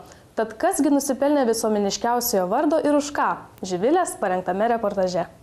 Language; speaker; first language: Lithuanian; native; Lithuanian